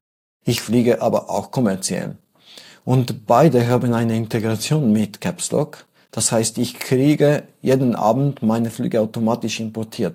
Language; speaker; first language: German; non-native, fluent; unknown